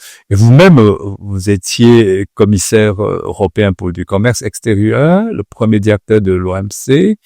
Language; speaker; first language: French; non-native, fluent; Chinese